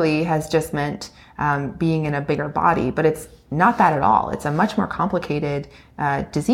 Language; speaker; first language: English; native; English